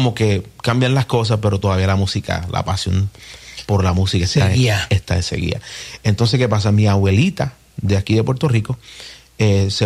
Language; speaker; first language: Spanish; early bilingual, heritage; Spanish